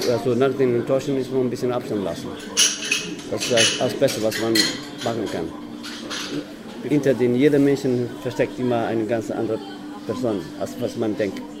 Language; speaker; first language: German; non-native, fluent; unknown